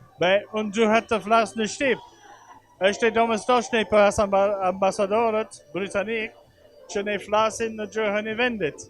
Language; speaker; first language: Albanian; non-native, learner; English